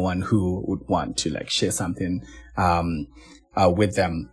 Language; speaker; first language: English; non-native, local second language; Shona